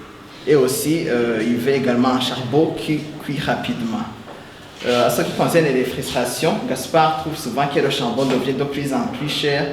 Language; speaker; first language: French; non-native, local second language; Rundi